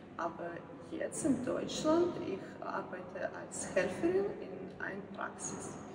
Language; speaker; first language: German; non-native, learner; Ukrainian